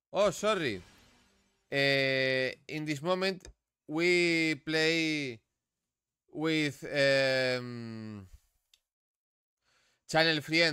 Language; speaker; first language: English; non-native, learner; Spanish